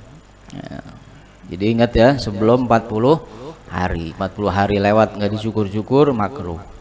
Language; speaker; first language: Indonesian; native; Indonesian